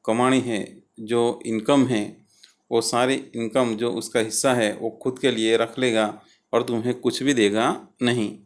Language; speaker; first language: Hindi; non-native, local second language; Gujarati